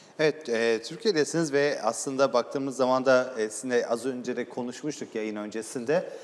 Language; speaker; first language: Turkish; native; Turkish